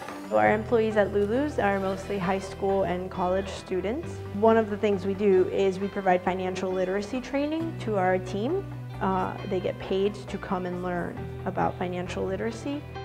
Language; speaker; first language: English; early bilingual, other home language; Spanish